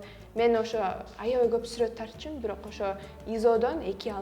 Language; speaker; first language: Kyrgyz; early bilingual, heritage; Kyrgyz